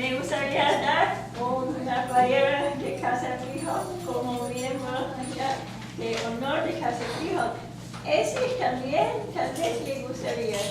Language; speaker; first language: Spanish; non-native, learner; English